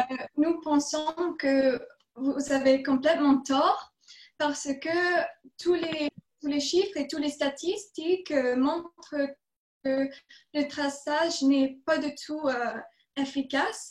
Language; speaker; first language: French; non-native, fluent; English